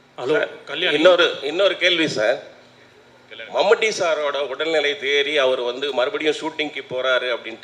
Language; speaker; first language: Tamil; native; Tamil